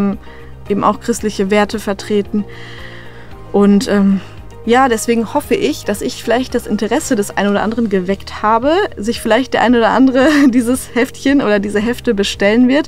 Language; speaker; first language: German; native; German